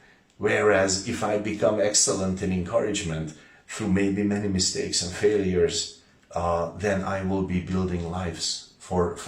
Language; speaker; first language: English; non-native, fluent; Hungarian